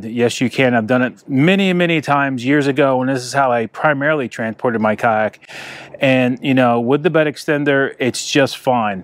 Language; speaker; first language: English; native; English